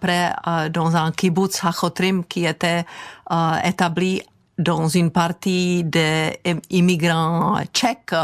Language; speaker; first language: French; non-native, fluent; Czech